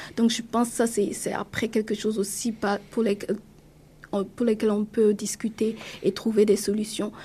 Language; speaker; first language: French; non-native, local second language; Mossi